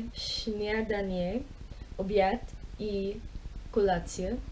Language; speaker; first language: Polish; non-native, learner; English